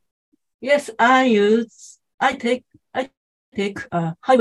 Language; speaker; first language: English; non-native, learner; Japanese